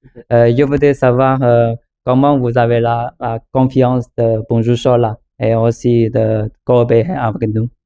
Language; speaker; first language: French; non-native, learner; Chinese